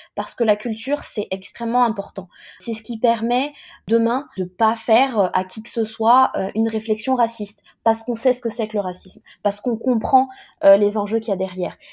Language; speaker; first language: French; native; French